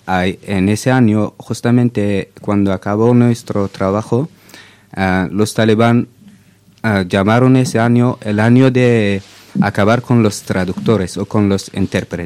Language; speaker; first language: Spanish; non-native, fluent; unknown